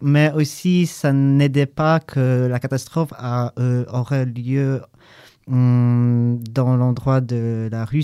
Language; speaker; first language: French; non-native, learner; Polish